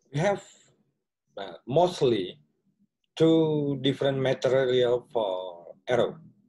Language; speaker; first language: English; non-native, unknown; Indonesian